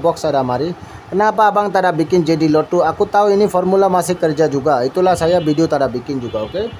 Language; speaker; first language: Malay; non-native, learner; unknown